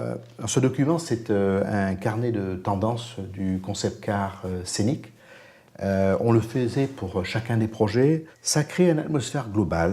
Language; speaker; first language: French; native; French